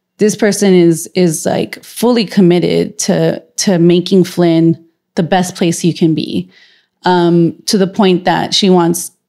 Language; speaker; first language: English; native; English